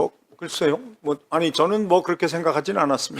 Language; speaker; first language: Korean; native; Korean